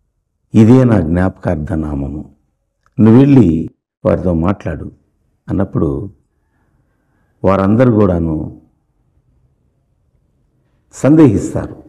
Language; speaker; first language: Telugu; native; Telugu